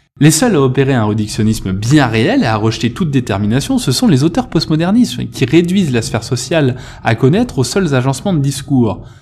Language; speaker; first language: French; native; French